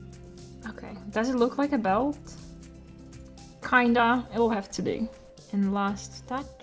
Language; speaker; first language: English; non-native, fluent; Polish